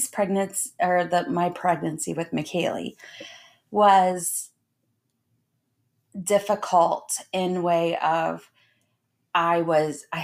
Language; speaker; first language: English; native; English